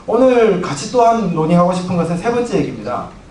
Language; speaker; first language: Korean; native; Korean